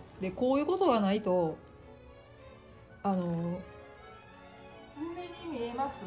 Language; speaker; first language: Japanese; native; Japanese